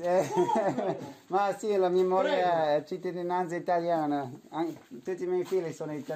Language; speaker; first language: Italian; non-native, learner; English